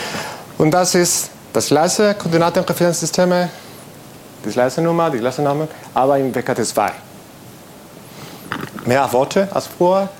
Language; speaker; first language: German; non-native, fluent; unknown